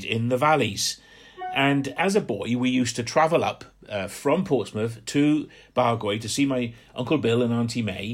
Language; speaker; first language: English; native; English